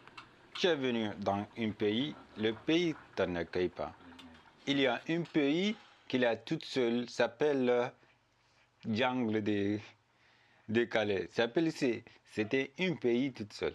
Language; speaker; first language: French; non-native, learner; Arabic